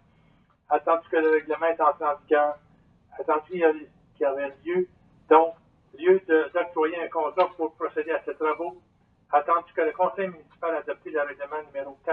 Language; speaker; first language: French; native; French